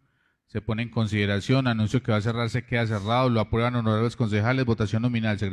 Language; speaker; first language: Spanish; native; Spanish